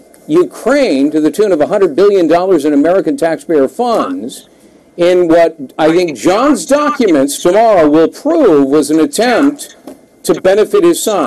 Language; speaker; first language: English; native; English